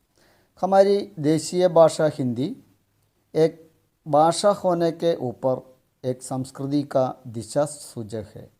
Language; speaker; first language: Hindi; non-native, local second language; Malayalam